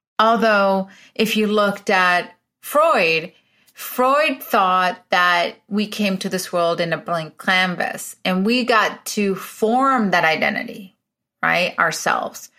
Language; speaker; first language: English; early bilingual, other home language; Spanish